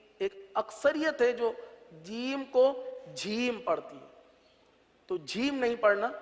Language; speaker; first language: Urdu; native; Urdu